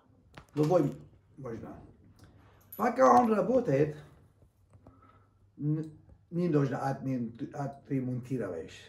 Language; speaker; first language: Russian; non-native, learner; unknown